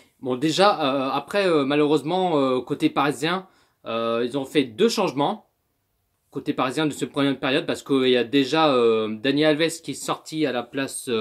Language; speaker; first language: French; native; French